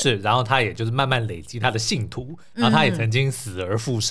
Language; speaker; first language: Chinese; native; Chinese